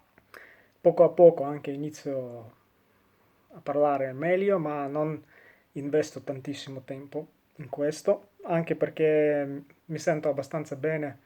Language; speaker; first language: Italian; non-native, fluent; Russian